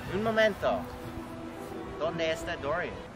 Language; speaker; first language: Spanish; non-native, learner; English